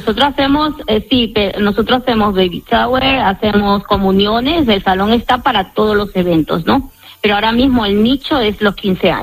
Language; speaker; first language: Spanish; native; Spanish